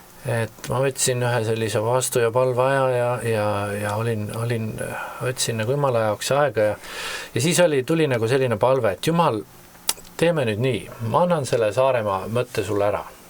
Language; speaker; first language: Estonian; native; Estonian